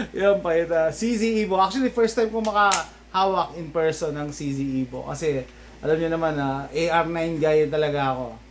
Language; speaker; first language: Filipino; native; Filipino